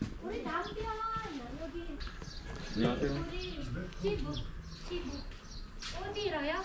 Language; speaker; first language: Korean; non-native, learner; Filipino